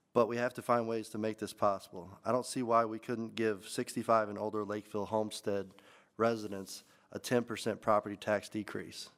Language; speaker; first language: English; native; English